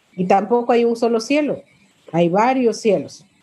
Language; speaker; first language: Spanish; non-native, local second language; Quechua